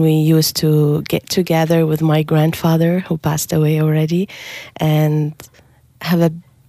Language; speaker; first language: English; non-native, fluent; Arabic